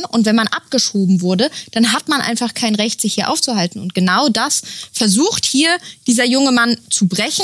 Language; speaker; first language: German; native; German